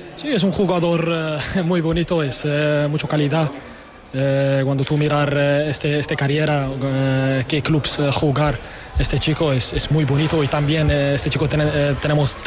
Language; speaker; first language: Spanish; non-native, learner; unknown